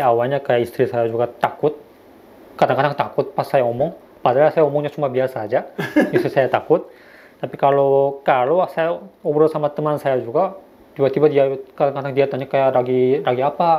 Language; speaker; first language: Indonesian; non-native, fluent; Korean